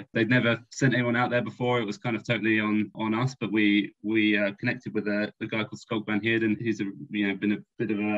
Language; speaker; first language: English; native; English